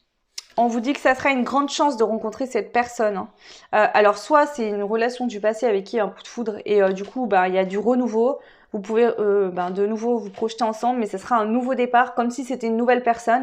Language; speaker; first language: French; native; French